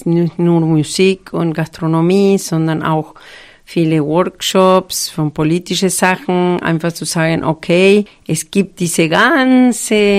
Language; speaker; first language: German; non-native, fluent; Spanish